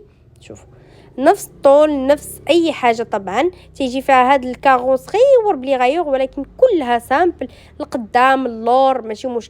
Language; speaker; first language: Arabic; native; Arabic